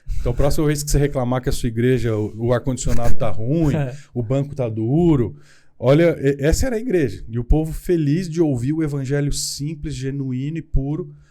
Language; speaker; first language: Portuguese; native; Portuguese